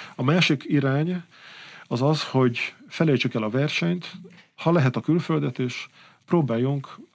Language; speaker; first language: Hungarian; native; Hungarian